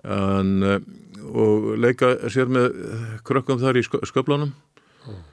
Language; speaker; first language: Icelandic; native; Icelandic